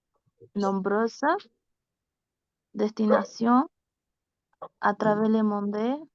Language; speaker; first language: French; non-native, learner; Spanish